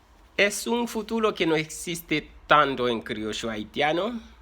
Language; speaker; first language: Spanish; non-native, fluent; Haitian Creole